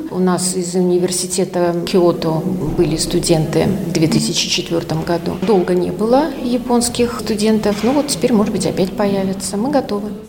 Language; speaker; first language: Russian; native; Russian